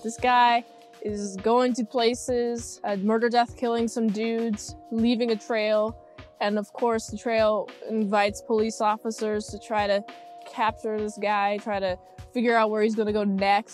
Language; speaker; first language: English; native; English